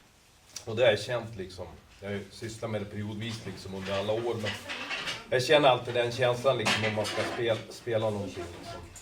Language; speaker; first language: Swedish; native; Swedish